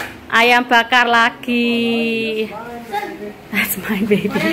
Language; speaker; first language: English; non-native, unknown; Javanese